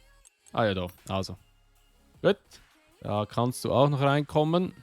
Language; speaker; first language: German; native; German